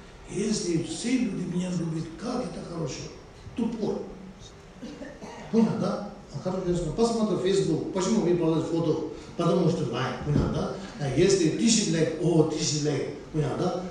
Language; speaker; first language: Russian; non-native, learner; Tibetan